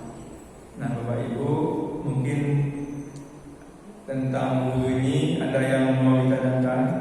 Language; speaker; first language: Indonesian; native; Indonesian